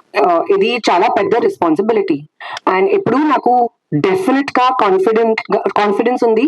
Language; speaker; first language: Telugu; non-native, fluent; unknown